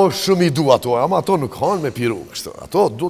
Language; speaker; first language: Albanian; native; Albanian